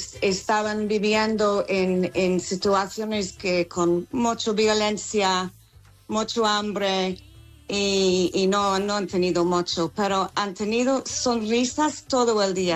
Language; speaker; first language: Spanish; non-native, fluent; English